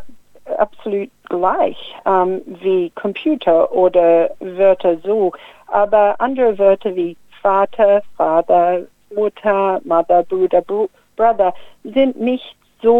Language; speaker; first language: German; non-native, fluent; English